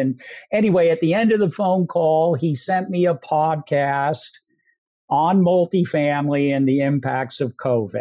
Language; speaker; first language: English; native; English